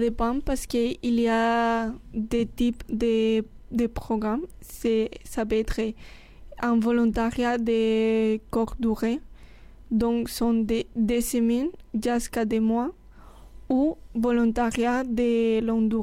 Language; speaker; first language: French; non-native, fluent; Spanish